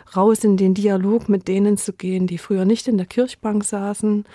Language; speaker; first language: German; native; German